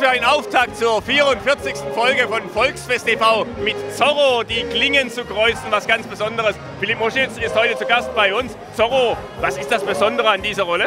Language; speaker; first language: German; native; German